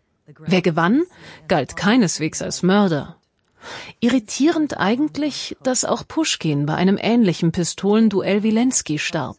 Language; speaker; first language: German; native; German